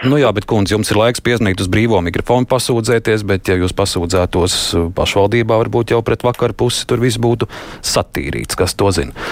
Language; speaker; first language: Latvian; native; Latvian